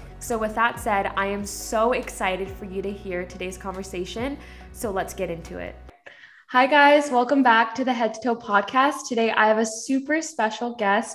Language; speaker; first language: English; early bilingual, other home language; Korean